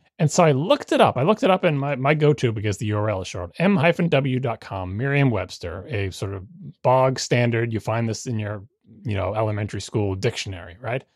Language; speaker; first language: English; native; English